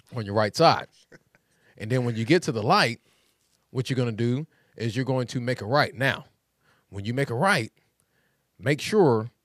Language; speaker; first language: English; native; English